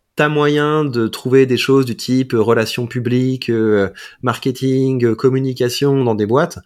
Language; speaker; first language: French; native; French